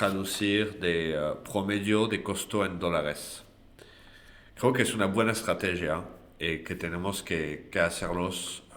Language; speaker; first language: Spanish; non-native, fluent; French